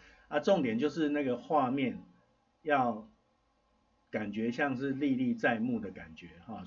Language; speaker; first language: Chinese; native; Chinese